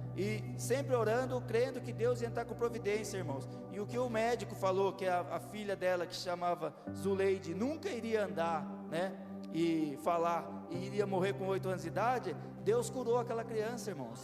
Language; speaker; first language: Portuguese; native; Portuguese